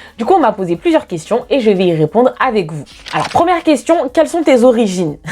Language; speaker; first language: French; native; French